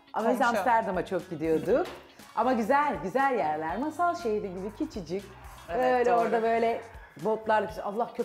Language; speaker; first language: Turkish; native; Turkish